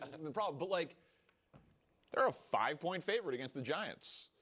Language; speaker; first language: English; native; English